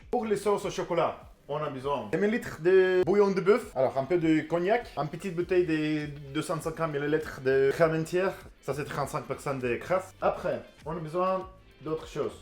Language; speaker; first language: French; non-native, learner; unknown